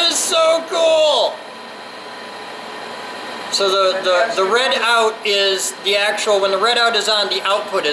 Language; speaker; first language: English; native; English